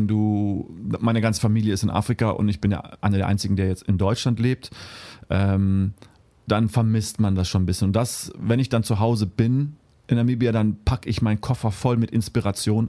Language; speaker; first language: German; early bilingual, heritage; German